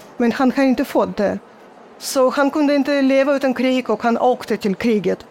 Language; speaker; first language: Swedish; non-native, fluent; Russian